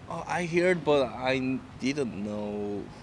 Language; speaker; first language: English; non-native, learner; Korean